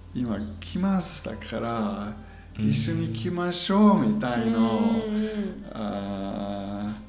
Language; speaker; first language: Japanese; non-native, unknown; German